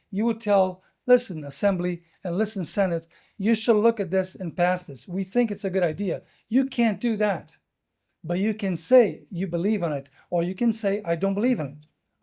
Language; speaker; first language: English; non-native, fluent; Portuguese